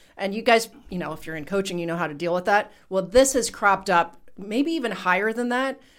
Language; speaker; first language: English; native; English